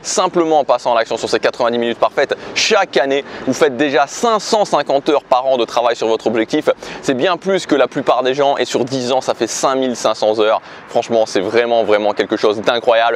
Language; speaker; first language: French; native; French